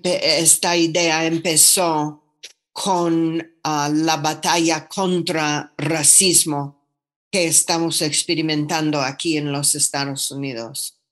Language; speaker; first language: Spanish; non-native, fluent; English